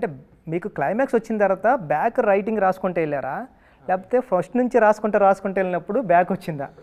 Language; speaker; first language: Telugu; native; Telugu